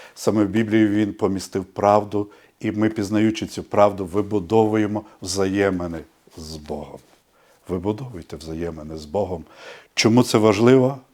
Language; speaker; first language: Ukrainian; native; Ukrainian